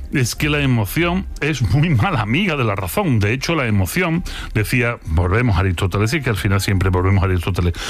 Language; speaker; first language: Spanish; native; Spanish